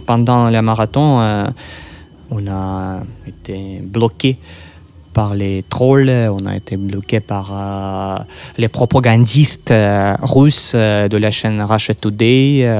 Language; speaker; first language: French; non-native, fluent; Russian